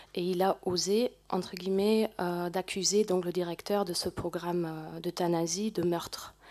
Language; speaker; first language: French; non-native, fluent; German